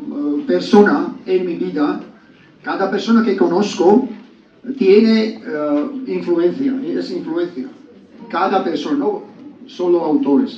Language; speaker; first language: Spanish; non-native, learner; Georgian